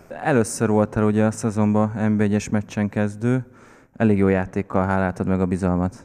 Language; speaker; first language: Hungarian; native; Hungarian